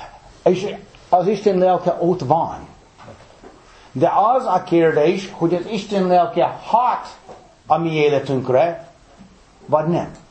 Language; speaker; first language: Hungarian; non-native, fluent; English